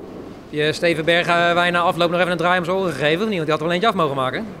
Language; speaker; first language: Dutch; native; Dutch